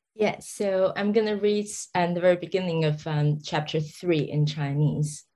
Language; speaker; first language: English; non-native, fluent; Chinese